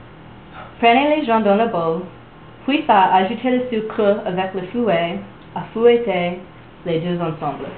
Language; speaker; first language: French; non-native, learner; English